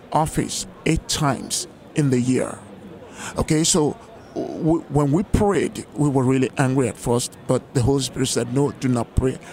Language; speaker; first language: English; non-native, local second language; Yoruba